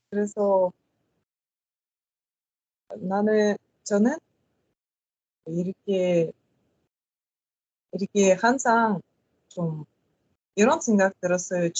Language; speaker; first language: Korean; non-native, learner; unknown